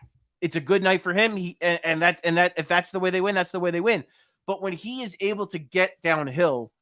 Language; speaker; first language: English; native; English